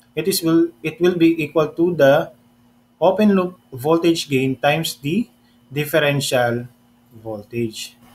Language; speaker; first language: English; non-native, local second language; Filipino